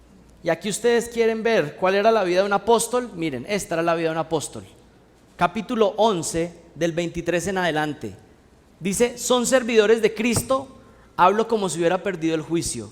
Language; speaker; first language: Spanish; native; Spanish